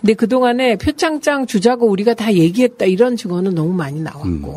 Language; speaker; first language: Korean; native; Korean